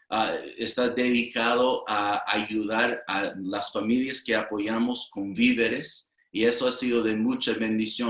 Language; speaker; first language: Spanish; non-native, fluent; English